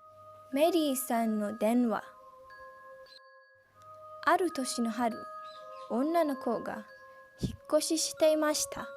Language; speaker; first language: Japanese; non-native, fluent; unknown